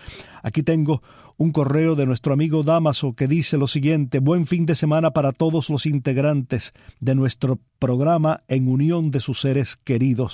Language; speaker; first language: Spanish; native; Spanish